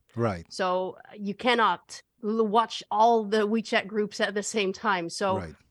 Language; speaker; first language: English; non-native, fluent; Dutch